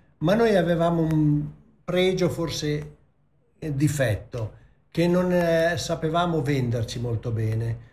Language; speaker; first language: Italian; native; Italian